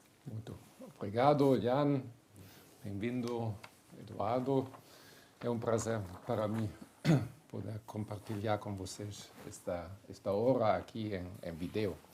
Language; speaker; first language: Portuguese; non-native, fluent; German